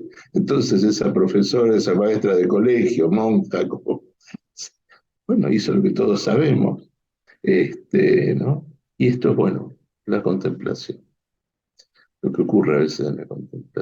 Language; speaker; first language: Spanish; native; Spanish